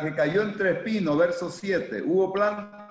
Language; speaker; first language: Spanish; native; Spanish